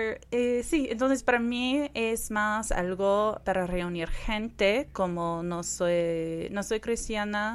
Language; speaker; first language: Spanish; non-native, fluent; English